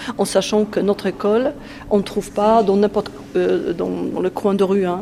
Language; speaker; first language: French; non-native, fluent; Polish